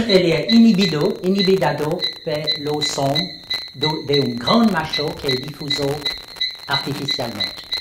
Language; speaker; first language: Portuguese; non-native, learner; French